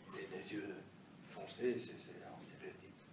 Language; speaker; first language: French; non-native, fluent; Catalan